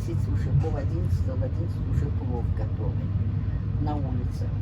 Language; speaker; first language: Russian; non-native, local second language; Uzbek